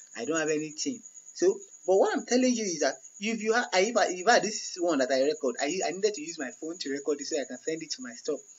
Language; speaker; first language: English; non-native, local second language; Yoruba